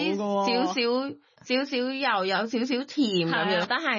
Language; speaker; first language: Cantonese; non-native, learner; Thai